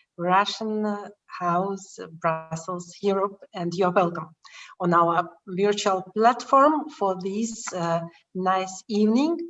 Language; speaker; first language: English; non-native, fluent; Russian